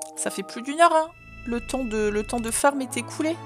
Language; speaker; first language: French; native; French